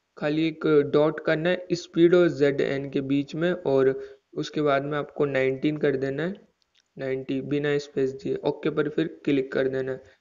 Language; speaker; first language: Hindi; native; Hindi